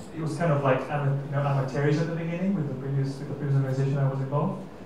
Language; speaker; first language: English; non-native, fluent; Catalan